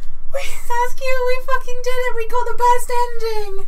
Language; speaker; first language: English; native; English